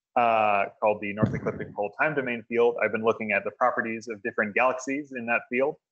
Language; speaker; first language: English; native; English